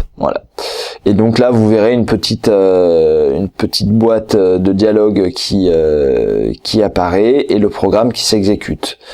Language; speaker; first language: French; native; French